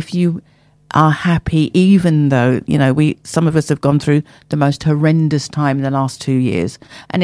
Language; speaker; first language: English; native; English